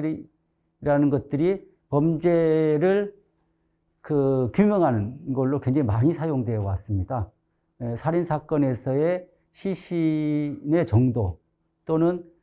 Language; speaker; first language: Korean; native; Korean